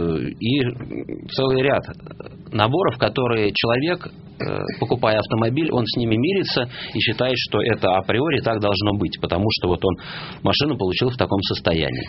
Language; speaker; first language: Russian; native; Russian